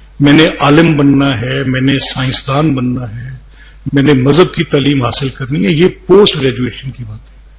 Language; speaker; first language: Urdu; non-native, local second language; Punjabi